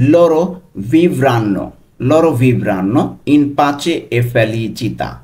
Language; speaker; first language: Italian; non-native, local second language; Bangla